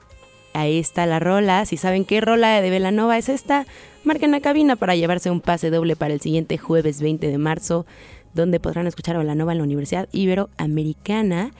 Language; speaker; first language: Spanish; native; Spanish